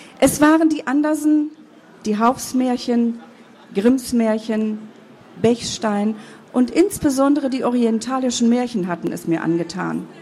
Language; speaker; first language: German; early bilingual, other home language; Kurdish